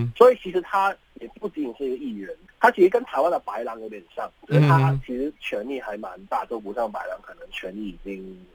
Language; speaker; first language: Chinese; non-native, fluent; Cantonese